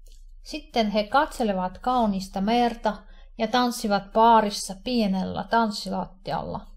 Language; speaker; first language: Finnish; non-native, fluent; Russian